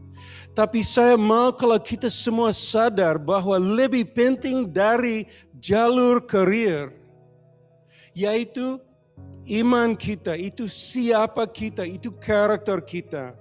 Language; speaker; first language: Indonesian; non-native, learner; English